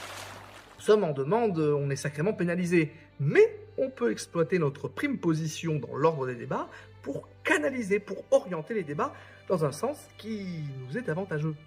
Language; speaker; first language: French; native; French